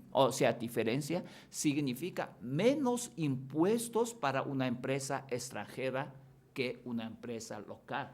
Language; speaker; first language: Spanish; non-native, fluent; Chinese